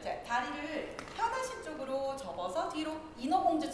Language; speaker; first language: Korean; native; Korean